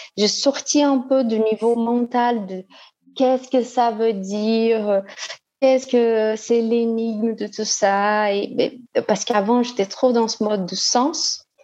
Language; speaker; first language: French; non-native, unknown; Portuguese